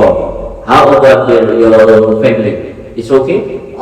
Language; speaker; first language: English; non-native, learner; Indonesian